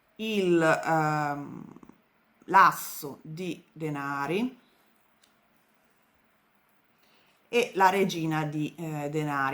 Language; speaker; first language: Italian; native; Italian